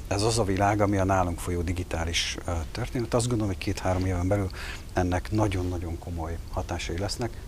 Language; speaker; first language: Hungarian; native; Hungarian